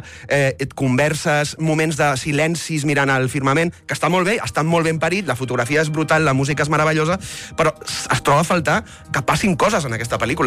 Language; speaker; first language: Catalan; native; Catalan